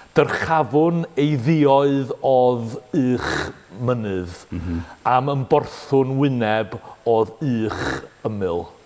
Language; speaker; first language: Welsh; native; Welsh